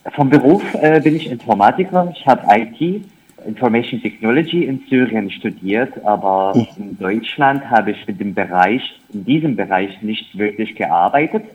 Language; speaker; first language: German; non-native, fluent; Arabic